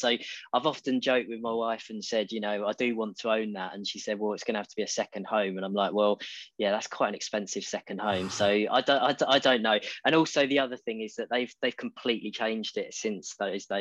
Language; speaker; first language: English; native; English